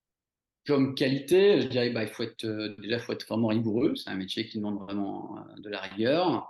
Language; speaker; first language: French; native; French